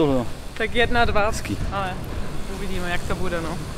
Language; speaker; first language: Czech; non-native, learner; English